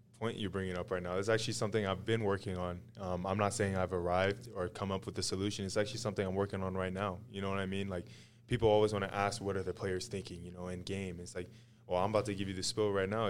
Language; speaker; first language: English; native; English